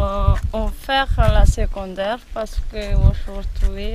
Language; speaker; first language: French; non-native, local second language; Malagasy